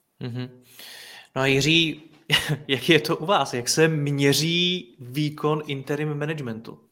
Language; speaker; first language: Czech; native; Czech